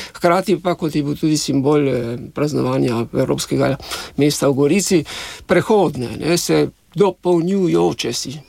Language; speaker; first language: Slovenian; native; Slovenian